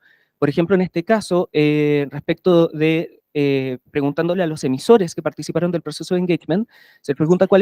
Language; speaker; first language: Spanish; native; Spanish